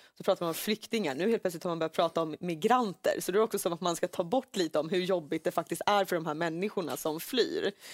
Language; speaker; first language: Swedish; native; Swedish